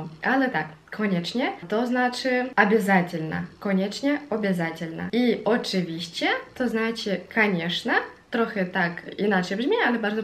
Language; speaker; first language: Polish; non-native, fluent; Russian